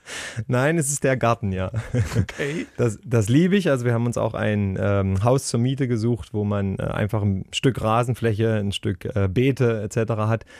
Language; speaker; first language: German; native; German